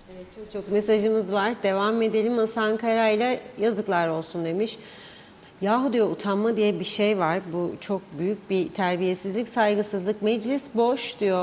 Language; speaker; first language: Turkish; native; Turkish